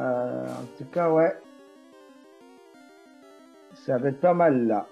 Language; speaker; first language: French; native; French